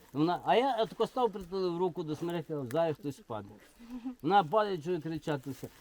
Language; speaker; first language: Ukrainian; native; Ukrainian